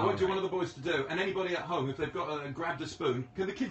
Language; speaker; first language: English; native; English